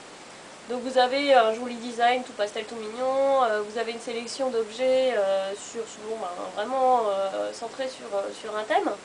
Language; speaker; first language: French; native; French